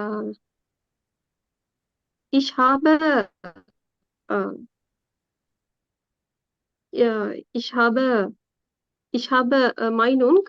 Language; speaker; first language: German; non-native, learner; Sinhala